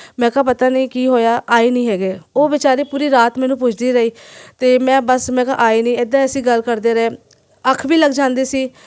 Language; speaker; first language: Punjabi; non-native, local second language; Hindi